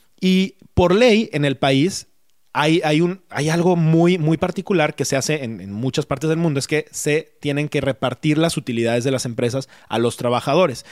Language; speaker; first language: Spanish; native; Spanish